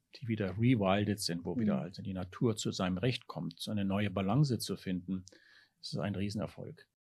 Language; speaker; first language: German; early bilingual, heritage; German